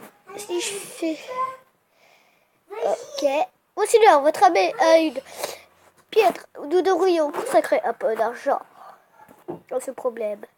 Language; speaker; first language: French; native; French